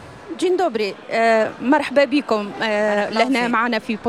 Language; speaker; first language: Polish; non-native, fluent; Arabic